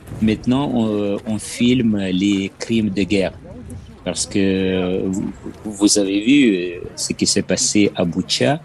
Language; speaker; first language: French; non-native, learner; Ukrainian